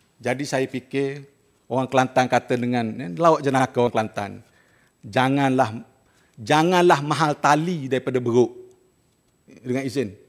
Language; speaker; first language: Malay; native; Malay